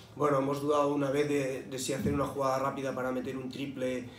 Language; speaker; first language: Spanish; non-native, local second language; Catalan